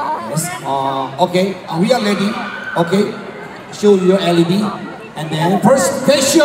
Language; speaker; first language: English; non-native, learner; Korean